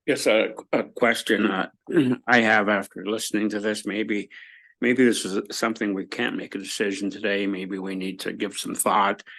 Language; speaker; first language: English; native; English